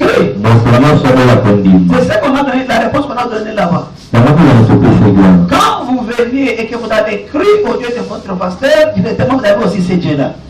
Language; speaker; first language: French; non-native, local second language; Lingala